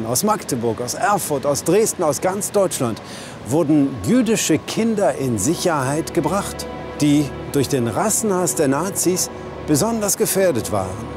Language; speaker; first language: German; native; German